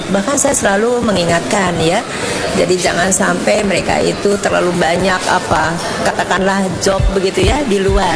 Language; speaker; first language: Indonesian; native; Indonesian